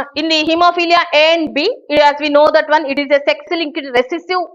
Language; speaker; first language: English; non-native, local second language; Telugu